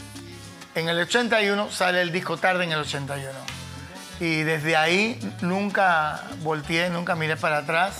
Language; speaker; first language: Spanish; native; Spanish